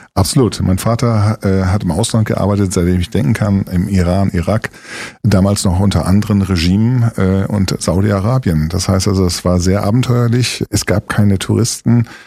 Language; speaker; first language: German; native; German